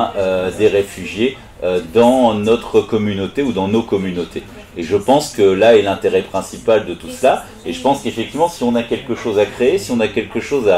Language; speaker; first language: French; native; French